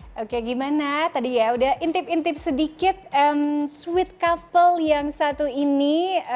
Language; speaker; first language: Indonesian; native; Indonesian